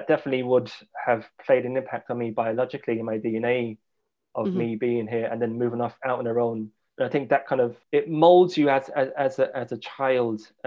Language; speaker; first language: English; native; English